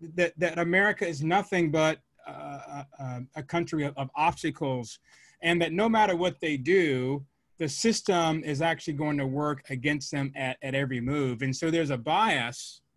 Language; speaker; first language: English; native; English